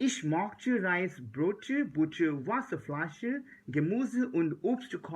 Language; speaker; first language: German; non-native, learner; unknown